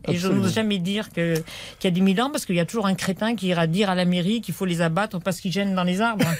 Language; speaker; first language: French; native; French